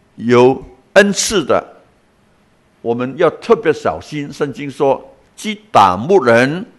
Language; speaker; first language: Chinese; non-native, local second language; Cantonese